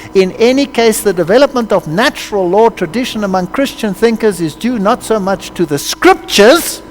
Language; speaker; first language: English; non-native, local second language; Afrikaans